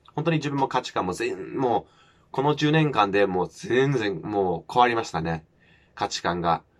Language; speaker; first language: Japanese; non-native, fluent; English